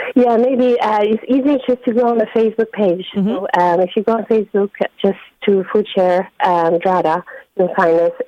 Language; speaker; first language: English; non-native, fluent; French